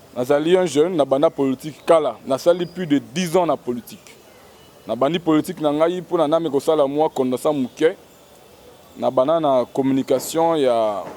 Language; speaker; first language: Lingala; native; Lingala